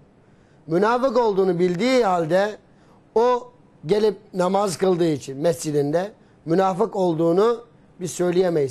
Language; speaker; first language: Turkish; native; Turkish